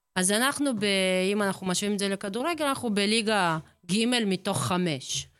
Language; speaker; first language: Hebrew; early bilingual, other home language; Russian